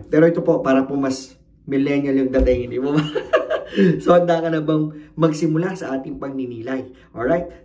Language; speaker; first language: Filipino; native; Filipino